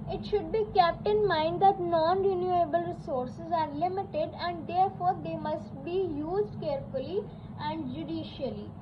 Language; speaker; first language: English; non-native, local second language; Punjabi